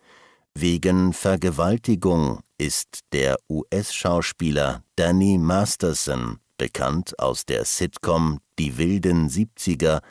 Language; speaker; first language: German; native; German